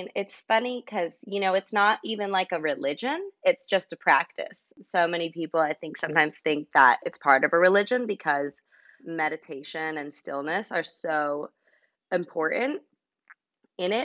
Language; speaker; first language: English; native; English